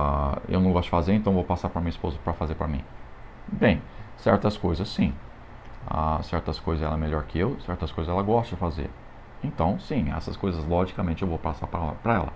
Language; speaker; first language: Portuguese; non-native, fluent; English